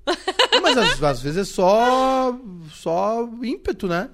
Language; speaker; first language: Portuguese; native; Portuguese